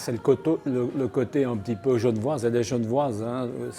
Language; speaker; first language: French; native; French